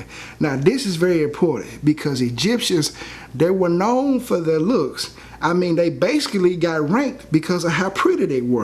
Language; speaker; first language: English; native; English